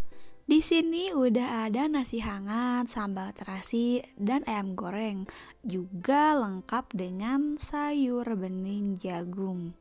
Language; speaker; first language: Indonesian; native; Indonesian